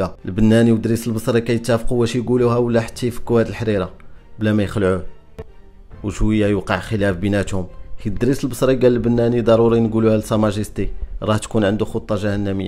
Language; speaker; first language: Arabic; native; Arabic